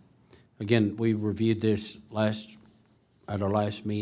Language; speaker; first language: English; native; English